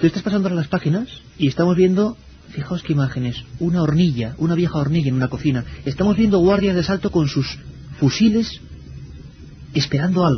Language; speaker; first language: Spanish; native; Spanish